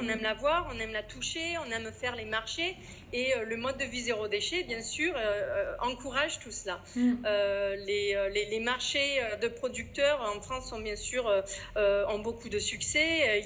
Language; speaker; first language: French; native; French